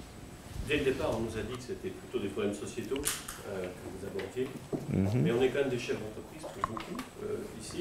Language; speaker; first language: French; native; French